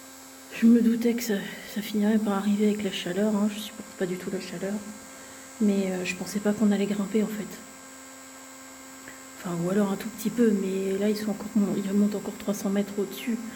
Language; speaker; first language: French; native; French